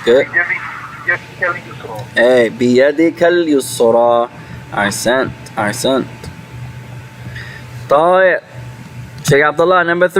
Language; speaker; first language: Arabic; non-native, fluent; English